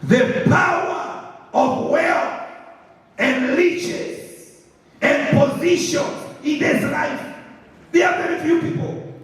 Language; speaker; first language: English; non-native, local second language; Swahili